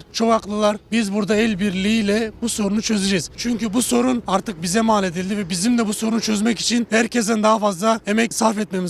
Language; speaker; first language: Turkish; native; Turkish